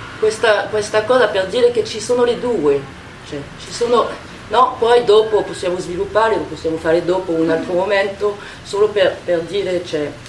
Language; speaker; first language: Italian; non-native, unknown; French